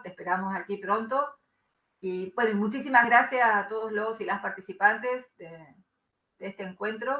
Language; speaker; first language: Spanish; native; Spanish